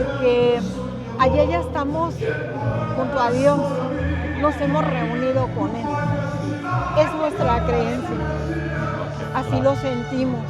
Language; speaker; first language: Spanish; native; Spanish